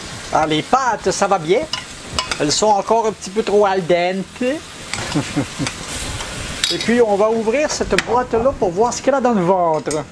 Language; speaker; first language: French; native; French